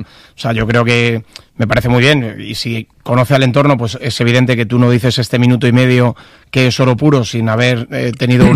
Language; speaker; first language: Spanish; native; Spanish